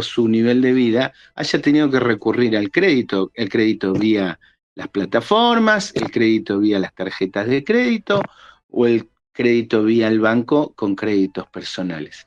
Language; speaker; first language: Spanish; native; Spanish